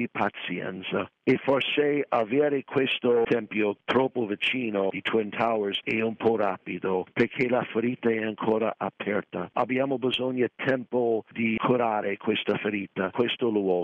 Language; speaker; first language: Italian; non-native, fluent; English